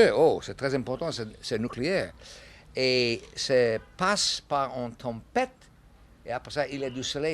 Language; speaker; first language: French; non-native, learner; English